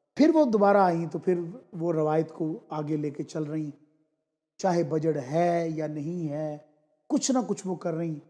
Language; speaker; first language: Urdu; non-native, local second language; Punjabi